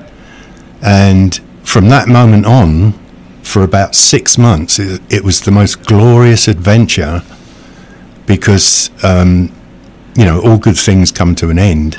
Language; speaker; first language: English; native; English